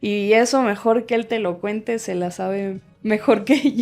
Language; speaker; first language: Spanish; native; Spanish